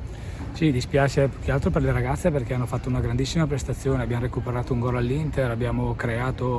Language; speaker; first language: Italian; native; Italian